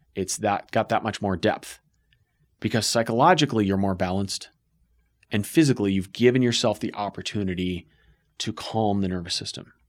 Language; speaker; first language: English; native; English